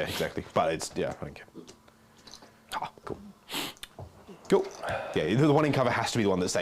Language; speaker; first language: English; native; English